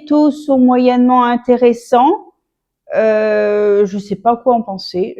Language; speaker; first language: French; native; French